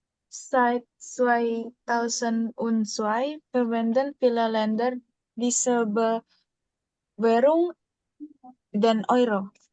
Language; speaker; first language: German; non-native, learner; Indonesian